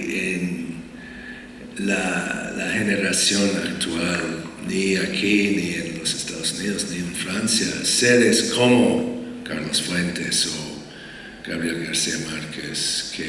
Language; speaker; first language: Spanish; non-native, fluent; English